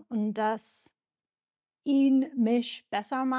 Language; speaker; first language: German; non-native, learner; English